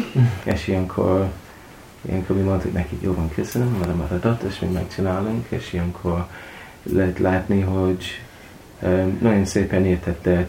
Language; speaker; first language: Hungarian; non-native, learner; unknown